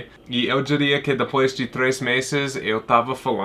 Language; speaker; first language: Portuguese; non-native, fluent; English